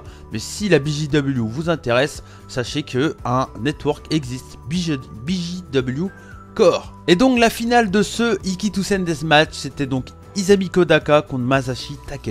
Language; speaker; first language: French; native; French